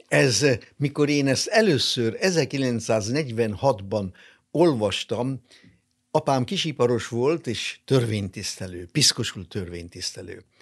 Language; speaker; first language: Hungarian; non-native, local second language; German